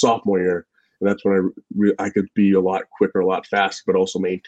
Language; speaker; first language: English; native; English